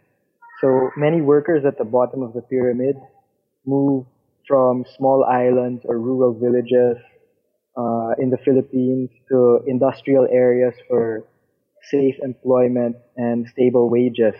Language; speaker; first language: English; non-native, local second language; Filipino